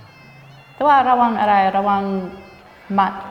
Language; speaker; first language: Thai; non-native, fluent; English